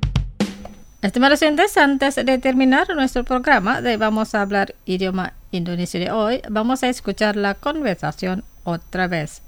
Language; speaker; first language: Spanish; non-native, fluent; Indonesian